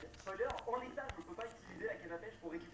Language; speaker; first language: French; native; French